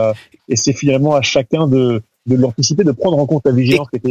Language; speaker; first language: French; native; French